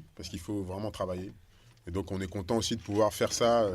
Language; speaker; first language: French; native; French